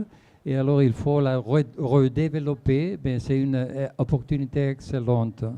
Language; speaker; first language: French; non-native, fluent; Spanish